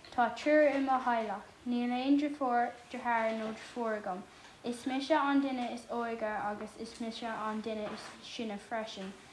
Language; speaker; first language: Irish; non-native, local second language; English